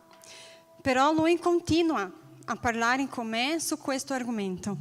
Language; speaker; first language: Italian; non-native, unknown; Portuguese